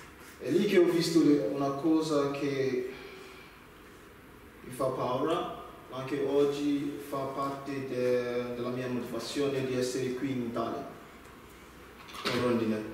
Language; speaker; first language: Italian; non-native, learner; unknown